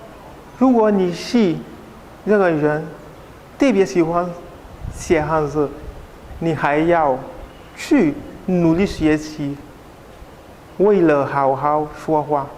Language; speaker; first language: Chinese; non-native, learner; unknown